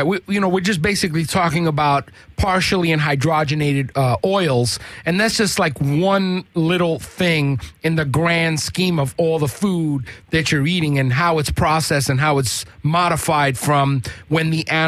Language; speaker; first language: English; native; English